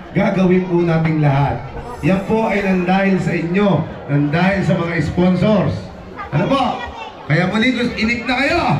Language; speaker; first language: Filipino; native; Filipino